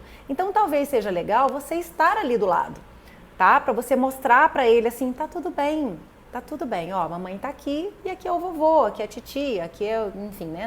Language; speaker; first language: Portuguese; native; Portuguese